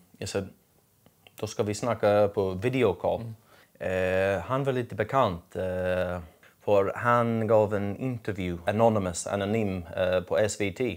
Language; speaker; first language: Swedish; non-native, learner; English